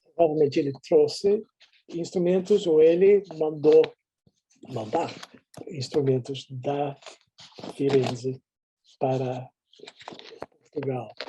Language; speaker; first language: Portuguese; non-native, fluent; Dutch